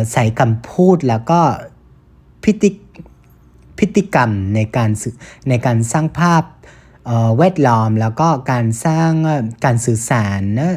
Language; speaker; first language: Thai; non-native, fluent; Vietnamese